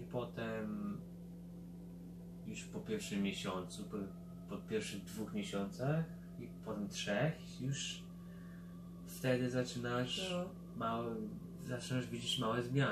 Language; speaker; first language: Polish; early bilingual, heritage; Polish